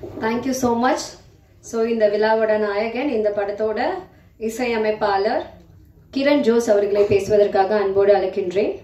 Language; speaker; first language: Tamil; native; Tamil